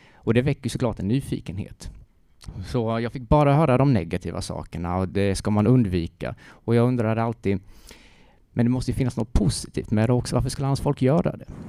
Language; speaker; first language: Swedish; native; Swedish